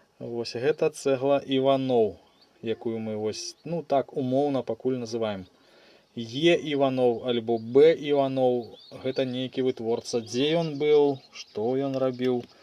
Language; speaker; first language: Belarusian; native; Belarusian